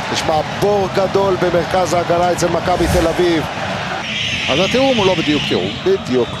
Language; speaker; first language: Hebrew; native; Hebrew